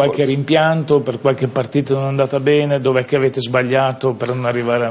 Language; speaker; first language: Italian; native; Italian